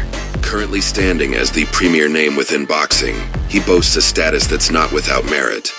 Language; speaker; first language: English; native; English